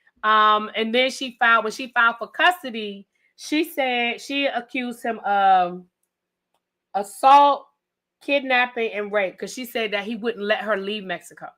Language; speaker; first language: English; native; English